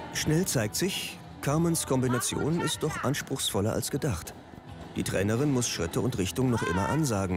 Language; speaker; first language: German; native; German